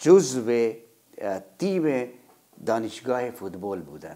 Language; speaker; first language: Persian; non-native, fluent; Urdu